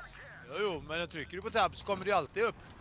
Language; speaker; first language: Swedish; native; Swedish